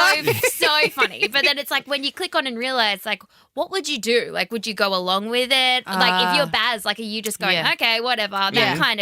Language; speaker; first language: English; native; English